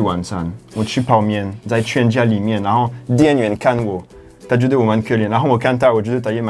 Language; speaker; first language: Chinese; non-native, fluent; French